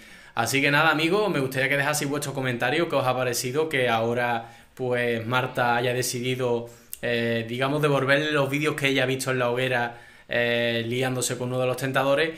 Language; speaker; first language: Spanish; native; Spanish